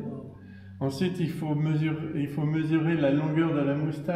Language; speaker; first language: French; native; French